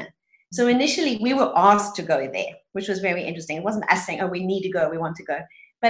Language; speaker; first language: English; native; English